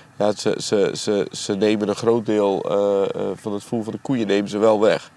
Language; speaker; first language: Dutch; native; Dutch